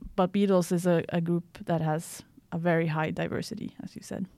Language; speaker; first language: English; non-native, fluent; Swedish